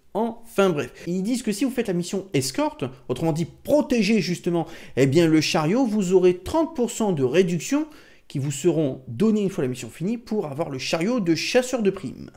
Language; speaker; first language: French; native; French